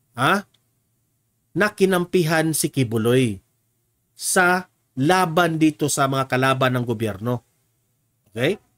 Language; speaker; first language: Filipino; non-native, local second language; Cebuano